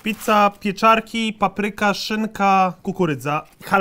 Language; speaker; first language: Polish; native; Polish